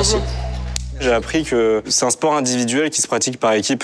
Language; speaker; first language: French; native; French